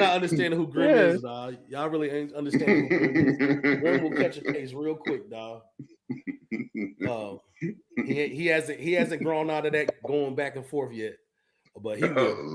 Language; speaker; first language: English; native; English